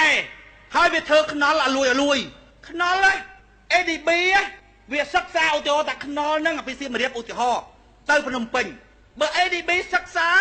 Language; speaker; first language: Khmer; native; Khmer